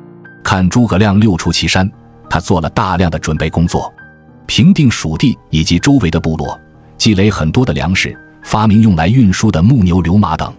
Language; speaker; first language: Chinese; native; Chinese